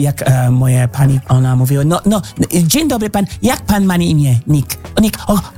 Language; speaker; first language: Polish; non-native, fluent; English